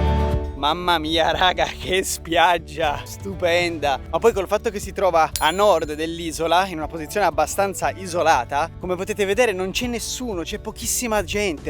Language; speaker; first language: Italian; native; Italian